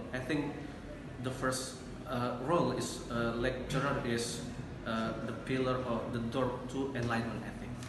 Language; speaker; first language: English; non-native, learner; Indonesian